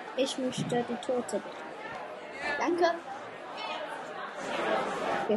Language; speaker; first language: German; non-native, learner; English